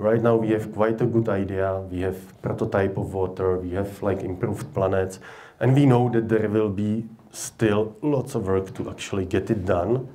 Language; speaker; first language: English; non-native, fluent; Czech